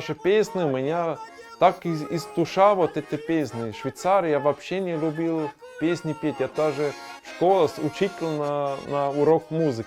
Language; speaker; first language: Russian; non-native, learner; German